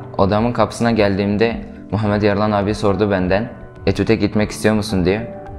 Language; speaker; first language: Turkish; non-native, fluent; Uyghur